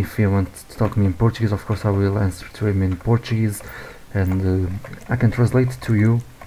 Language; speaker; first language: English; non-native, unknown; Portuguese